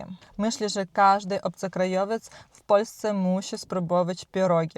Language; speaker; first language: Polish; non-native, learner; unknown